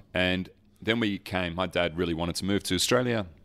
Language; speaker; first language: English; early bilingual, other home language; Dutch